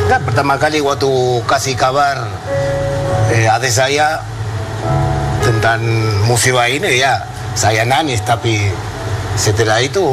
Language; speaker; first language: Indonesian; non-native, fluent; Spanish